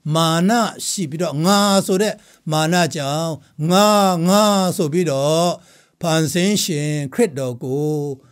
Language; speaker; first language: Burmese; non-native, local second language; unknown